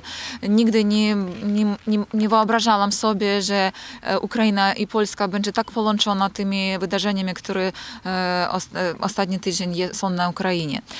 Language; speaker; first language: Polish; non-native, fluent; Ukrainian